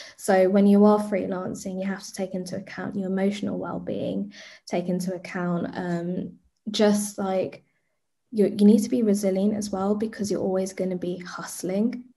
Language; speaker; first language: English; native; English